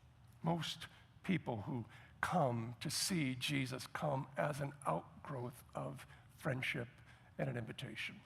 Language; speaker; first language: English; native; English